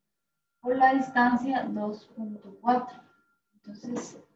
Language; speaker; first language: Spanish; native; Spanish